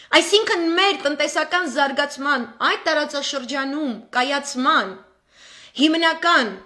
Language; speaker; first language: Armenian; native; Armenian